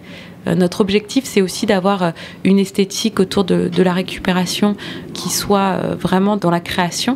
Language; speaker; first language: French; native; French